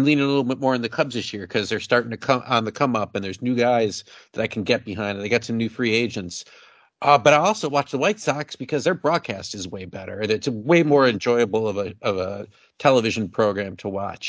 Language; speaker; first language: English; native; English